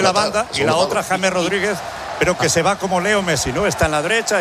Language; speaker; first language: Spanish; native; Spanish